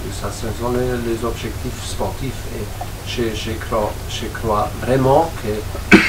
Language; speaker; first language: French; non-native, fluent; German